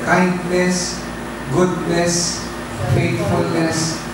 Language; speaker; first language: English; non-native, local second language; Filipino